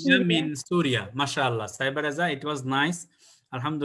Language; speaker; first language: English; non-native, fluent; Bangla